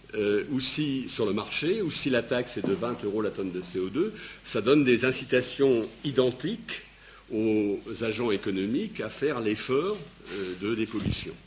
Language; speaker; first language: French; native; French